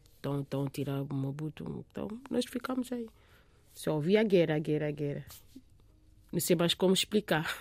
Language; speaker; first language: Portuguese; non-native, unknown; Lingala